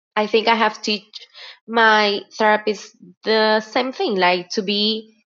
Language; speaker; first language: English; non-native, fluent; Spanish